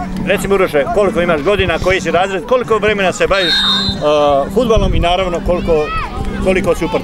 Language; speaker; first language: Serbian; native; Serbian